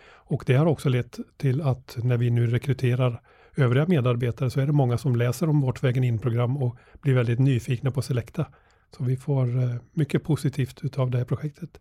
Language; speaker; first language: Swedish; native; Swedish